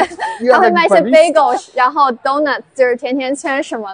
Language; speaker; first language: Chinese; native; Chinese